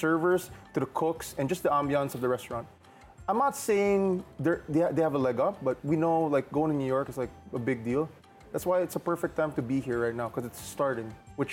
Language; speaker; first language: English; non-native, local second language; Filipino